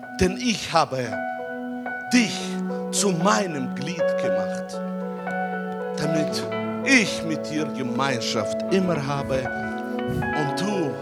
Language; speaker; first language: German; non-native, fluent; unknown